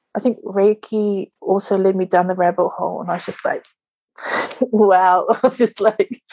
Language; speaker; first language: English; native; English